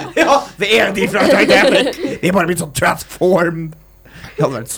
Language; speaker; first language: Norwegian; native; Norwegian